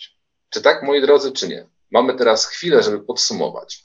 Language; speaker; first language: Polish; native; Polish